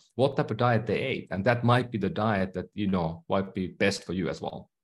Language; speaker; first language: English; non-native, fluent; Finnish